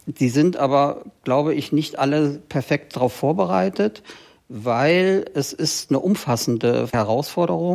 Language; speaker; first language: German; native; German